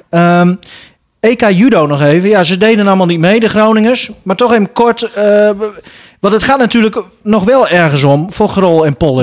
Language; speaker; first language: Dutch; native; Dutch